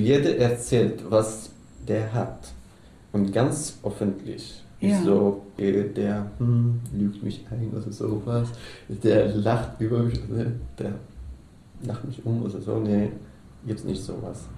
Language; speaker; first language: German; non-native, learner; Arabic